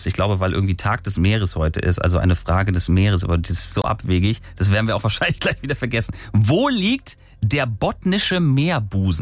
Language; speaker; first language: German; native; German